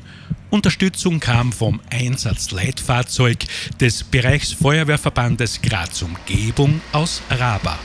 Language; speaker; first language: German; native; German